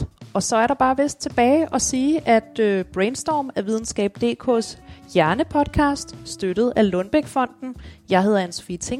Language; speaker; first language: Danish; native; Danish